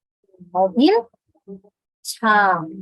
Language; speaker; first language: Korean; non-native, fluent; Indonesian